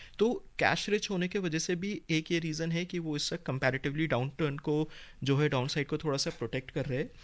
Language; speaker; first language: Hindi; native; Hindi